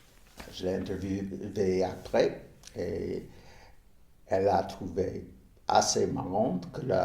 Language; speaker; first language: French; non-native, fluent; English